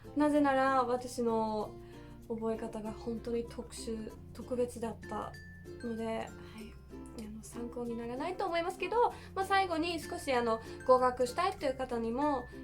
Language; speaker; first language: Japanese; non-native, fluent; German